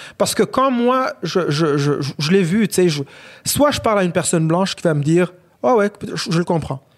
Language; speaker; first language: French; non-native, local second language; Kinyarwanda